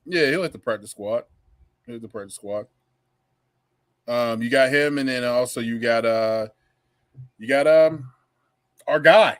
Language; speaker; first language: English; native; English